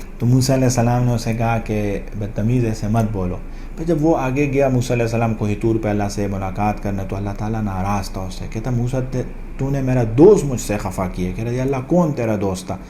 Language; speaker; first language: Urdu; non-native, local second language; Pashto